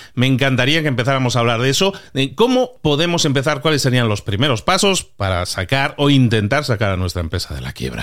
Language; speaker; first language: Spanish; native; Spanish